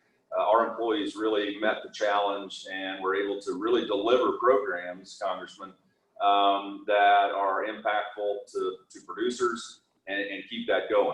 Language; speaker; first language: English; native; English